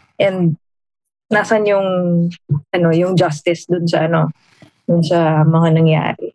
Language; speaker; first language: Filipino; native; Filipino